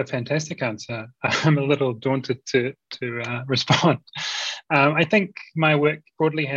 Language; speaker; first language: English; native; English